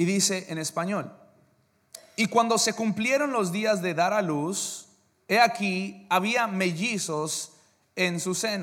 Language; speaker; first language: Spanish; early bilingual, heritage; English